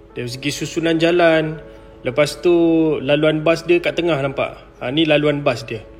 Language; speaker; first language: Malay; native; Malay